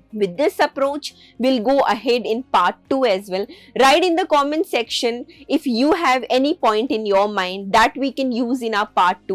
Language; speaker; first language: English; non-native, local second language; Hindi